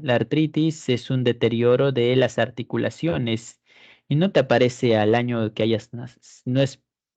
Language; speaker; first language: Spanish; native; Spanish